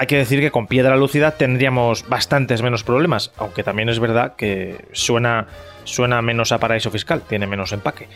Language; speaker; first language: Spanish; native; Spanish